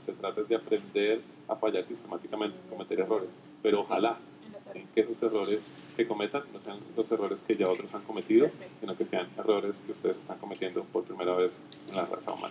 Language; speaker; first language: Spanish; native; Spanish